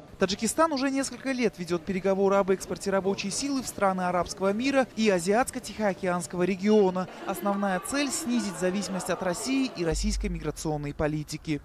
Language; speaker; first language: Russian; non-native, local second language; Tajik